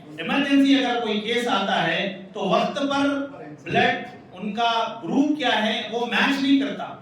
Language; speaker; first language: Urdu; native; Urdu